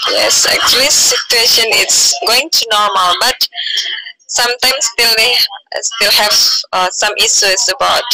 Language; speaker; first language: English; non-native, learner; Indonesian